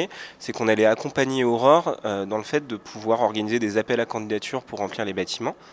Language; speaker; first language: French; native; French